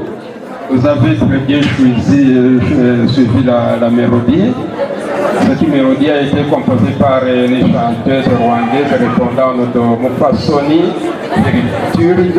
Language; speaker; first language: French; non-native, local second language; Kinyarwanda